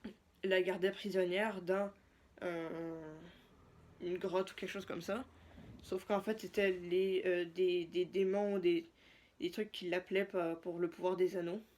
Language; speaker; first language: French; native; French